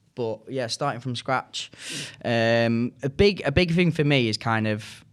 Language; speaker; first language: English; native; English